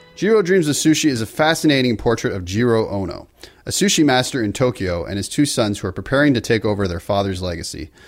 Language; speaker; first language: English; native; English